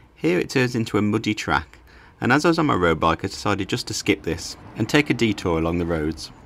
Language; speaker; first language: English; native; English